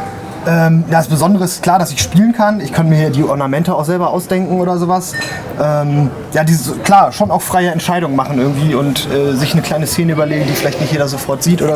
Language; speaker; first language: German; native; German